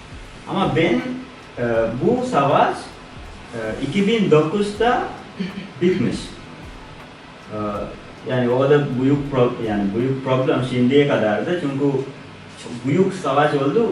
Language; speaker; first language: Turkish; non-native, learner; Sinhala